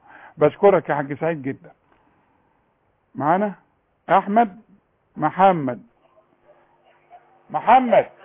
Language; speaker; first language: Arabic; native; Arabic